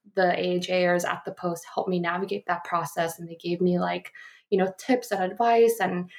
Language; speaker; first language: English; early bilingual, other home language; Korean